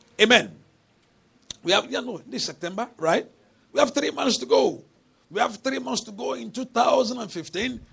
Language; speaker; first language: English; non-native, local second language; Yoruba